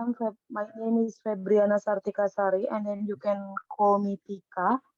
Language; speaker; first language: English; non-native, learner; Indonesian